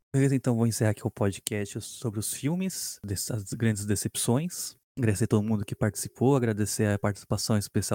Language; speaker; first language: Portuguese; native; Portuguese